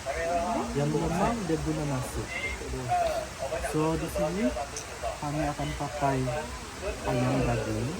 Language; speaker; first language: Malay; non-native, local second language; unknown